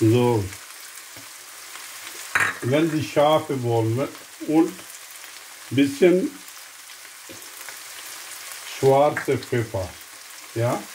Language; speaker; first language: German; non-native, learner; Urdu